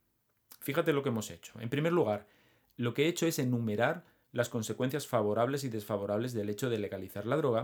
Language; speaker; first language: Spanish; native; Spanish